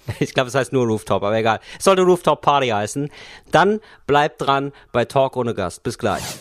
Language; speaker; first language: German; native; German